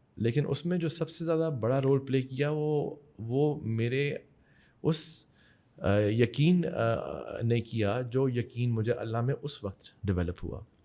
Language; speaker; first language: Urdu; native; Urdu